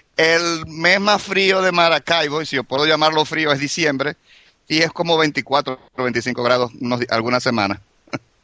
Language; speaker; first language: Spanish; native; Spanish